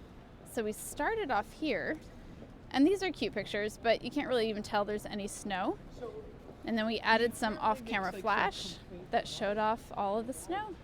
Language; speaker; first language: English; native; English